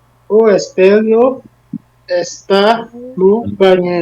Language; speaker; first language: Portuguese; non-native, learner; English